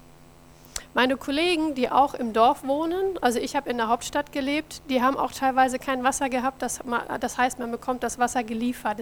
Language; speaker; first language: German; native; German